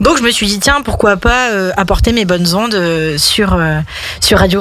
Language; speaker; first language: French; native; French